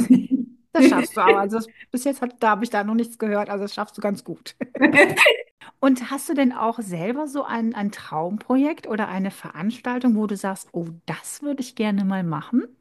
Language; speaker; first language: German; native; German